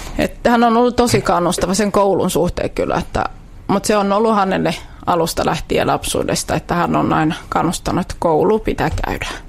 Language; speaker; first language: Finnish; early bilingual, other home language; Kinyarwanda